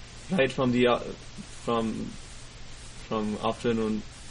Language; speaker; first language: English; non-native, local second language; Punjabi